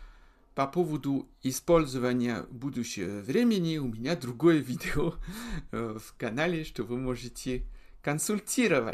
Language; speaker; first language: Russian; non-native, fluent; French